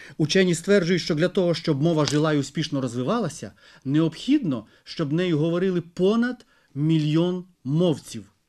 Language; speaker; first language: Ukrainian; native; Ukrainian